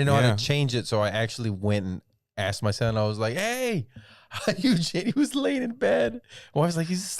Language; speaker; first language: English; native; English